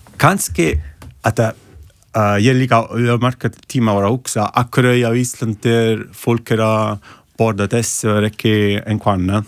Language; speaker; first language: Icelandic; non-native, learner; Italian